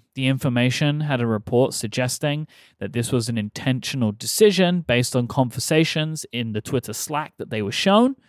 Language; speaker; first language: English; native; English